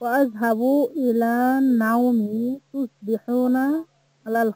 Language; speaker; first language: Arabic; non-native, learner; Bangla